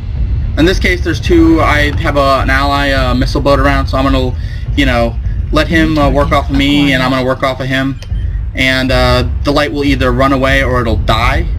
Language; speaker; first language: English; native; English